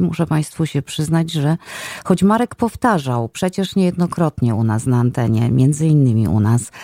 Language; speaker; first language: Polish; native; Polish